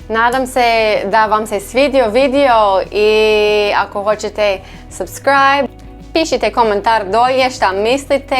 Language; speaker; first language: Croatian; non-native, learner; English